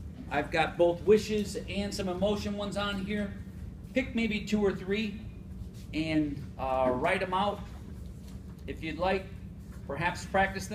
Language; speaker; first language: English; native; English